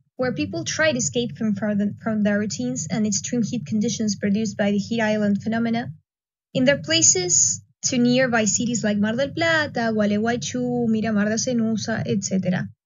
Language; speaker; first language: English; non-native, fluent; Spanish